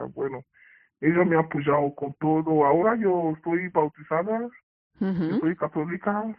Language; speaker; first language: Spanish; non-native, fluent; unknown